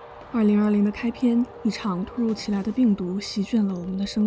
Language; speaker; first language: Chinese; native; Chinese